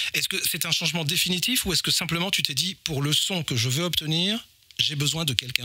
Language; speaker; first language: French; native; French